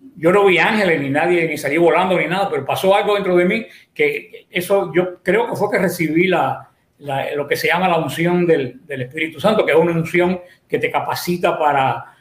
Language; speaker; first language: Spanish; native; Spanish